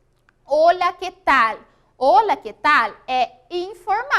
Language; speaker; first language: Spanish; non-native, fluent; Portuguese